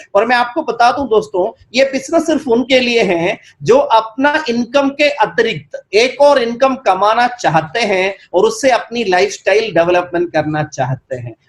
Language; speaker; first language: Hindi; non-native, local second language; Malayalam